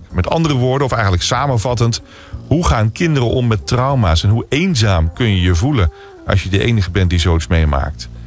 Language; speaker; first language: Dutch; native; Dutch